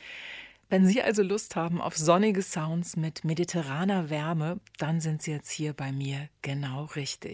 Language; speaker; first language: German; native; German